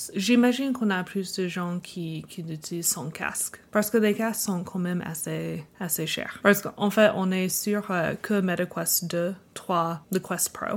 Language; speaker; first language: French; non-native, fluent; English